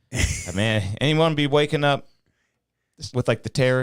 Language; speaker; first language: English; native; English